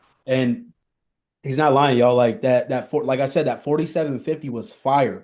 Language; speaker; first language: English; native; English